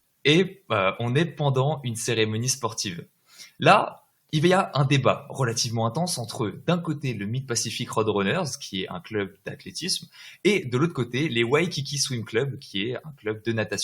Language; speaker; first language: French; native; French